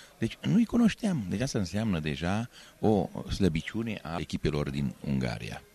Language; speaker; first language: Romanian; non-native, local second language; Hungarian